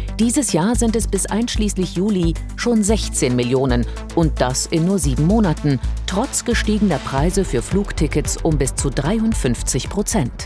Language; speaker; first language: German; native; German